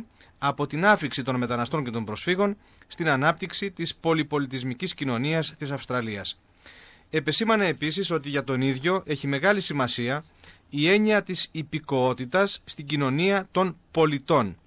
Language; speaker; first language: Greek; native; Greek